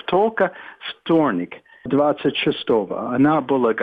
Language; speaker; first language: Russian; non-native, fluent; English